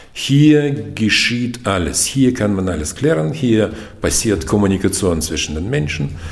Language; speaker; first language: German; non-native, fluent; Russian